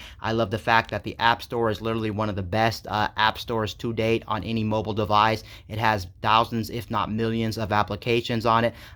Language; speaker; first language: English; native; English